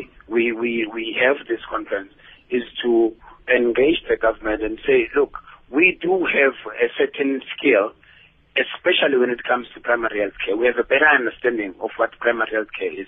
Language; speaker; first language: English; non-native, local second language; Xhosa